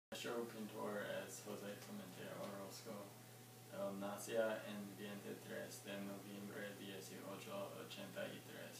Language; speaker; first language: Spanish; non-native, learner; English